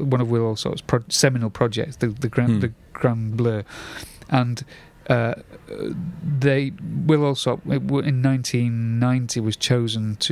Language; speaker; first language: English; native; English